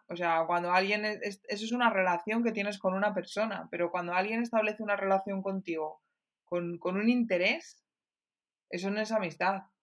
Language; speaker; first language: Spanish; native; Spanish